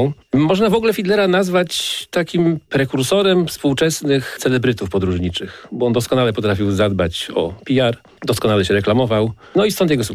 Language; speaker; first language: Polish; native; Polish